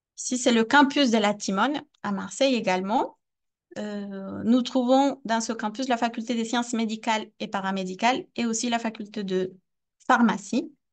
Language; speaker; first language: French; non-native, fluent; Spanish